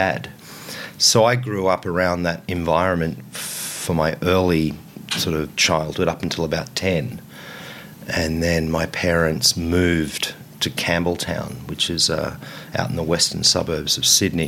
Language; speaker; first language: English; native; English